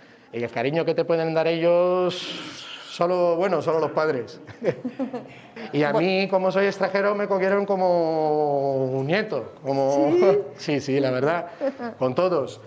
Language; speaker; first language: Spanish; non-native, fluent; Italian